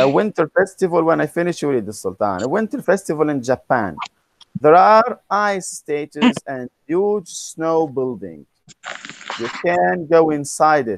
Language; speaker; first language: English; non-native, fluent; Arabic